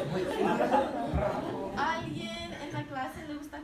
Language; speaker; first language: Spanish; non-native, fluent; English